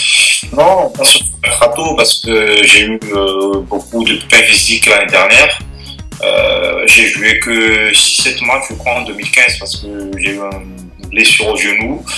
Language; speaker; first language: French; non-native, local second language; Malagasy